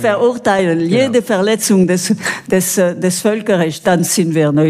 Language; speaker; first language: German; non-native, local second language; French